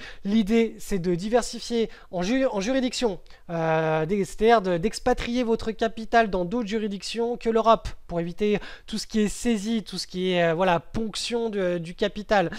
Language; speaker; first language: French; native; French